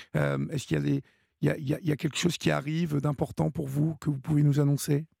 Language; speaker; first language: French; native; French